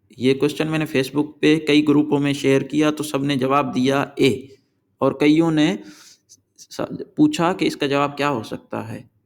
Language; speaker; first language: Urdu; non-native, local second language; Sindhi